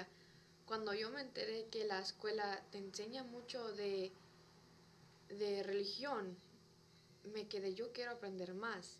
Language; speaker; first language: Spanish; early bilingual, other home language; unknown